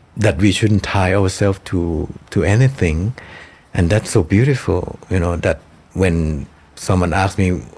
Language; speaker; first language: English; non-native, fluent; Thai